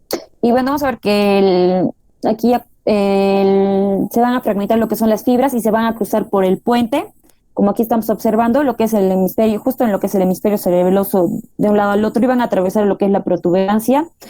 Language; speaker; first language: Spanish; native; Spanish